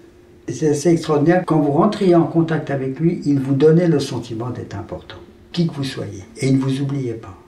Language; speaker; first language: French; native; French